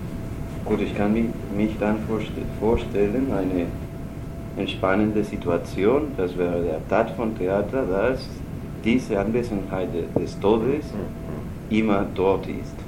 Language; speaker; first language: German; non-native, learner; Spanish